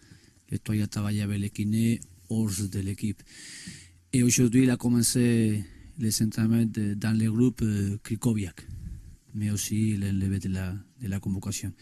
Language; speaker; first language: French; non-native, learner; Spanish